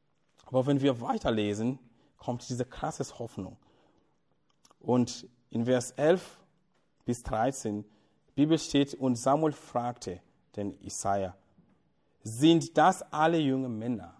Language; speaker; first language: German; non-native, fluent; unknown